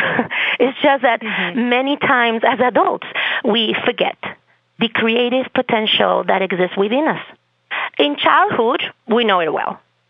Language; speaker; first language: English; non-native, fluent; Spanish